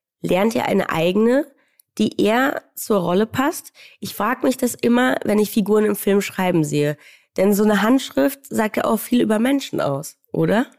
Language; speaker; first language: German; native; German